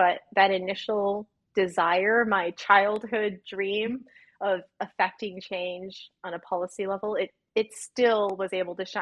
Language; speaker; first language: English; native; English